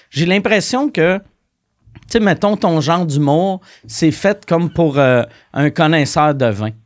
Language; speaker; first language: French; native; French